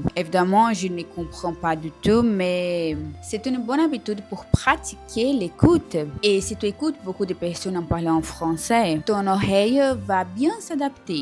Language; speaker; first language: French; non-native, learner; Portuguese